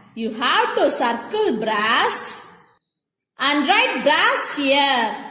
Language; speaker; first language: English; non-native, local second language; Tamil